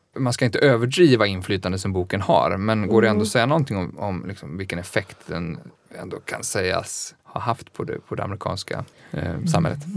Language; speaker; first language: Swedish; native; Swedish